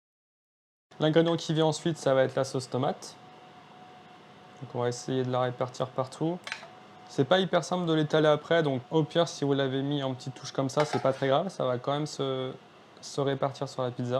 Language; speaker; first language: French; native; French